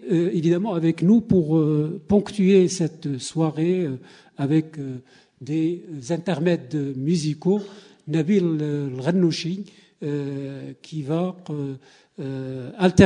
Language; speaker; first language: French; native; French